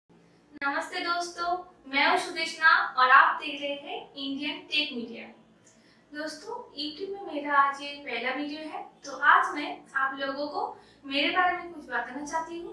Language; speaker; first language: Hindi; non-native, local second language; Bangla